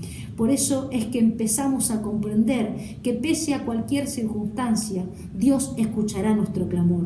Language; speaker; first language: Spanish; native; Spanish